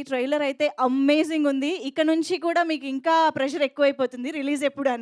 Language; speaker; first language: Telugu; native; Telugu